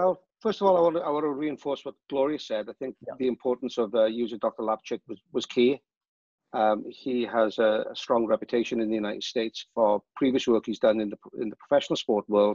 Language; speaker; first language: English; native; English